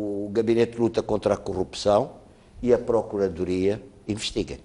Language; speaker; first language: Portuguese; native; Portuguese